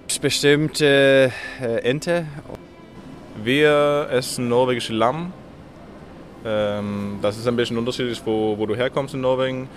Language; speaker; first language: German; non-native, fluent; Norwegian